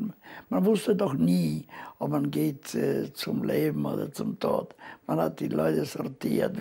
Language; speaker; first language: German; non-native, fluent; Polish